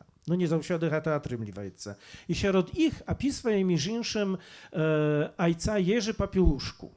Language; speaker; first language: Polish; non-native, local second language; Belarusian